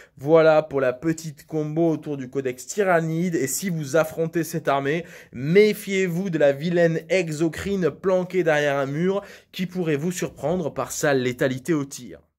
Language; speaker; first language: French; native; French